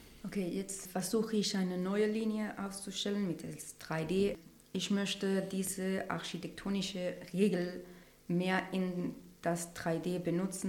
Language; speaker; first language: German; non-native, learner; Spanish